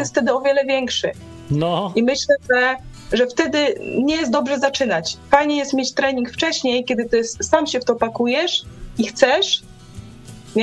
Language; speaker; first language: Polish; native; Polish